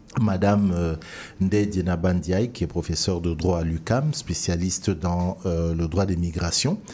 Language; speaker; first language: French; native; French